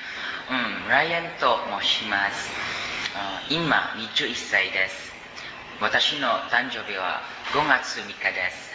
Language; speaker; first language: Japanese; non-native, learner; Cebuano